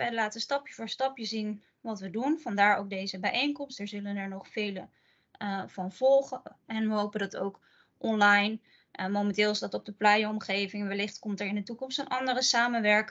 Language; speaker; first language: Dutch; native; Dutch